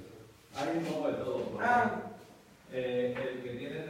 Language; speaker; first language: Spanish; native; Spanish